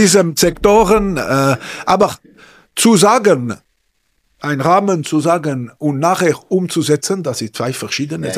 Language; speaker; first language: German; non-native, local second language; French